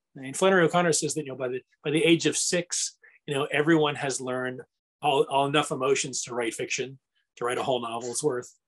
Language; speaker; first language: English; native; English